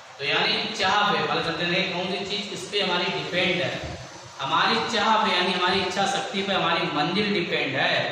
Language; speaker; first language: Hindi; native; Hindi